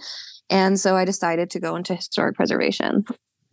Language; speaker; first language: English; native; English